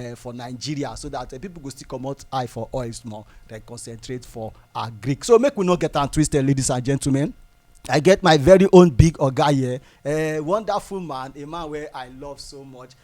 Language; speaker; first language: Nigerian Pidgin; non-native, local second language; Bini